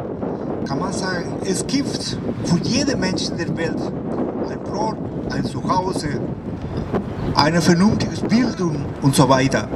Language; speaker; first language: German; non-native, fluent; Spanish